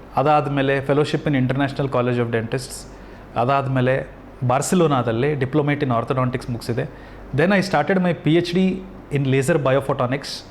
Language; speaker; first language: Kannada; native; Kannada